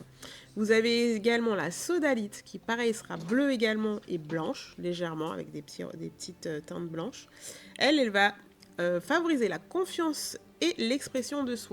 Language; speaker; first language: French; native; French